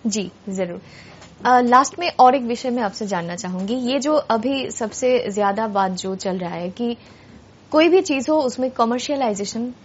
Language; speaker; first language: Hindi; non-native, local second language; Bangla